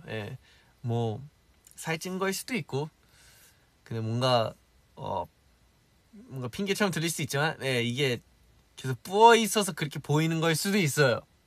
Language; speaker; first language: Korean; early bilingual, heritage; Korean